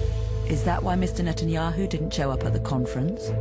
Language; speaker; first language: English; native; English